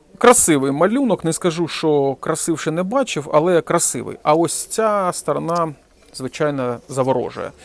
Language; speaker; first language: Ukrainian; non-native, local second language; Russian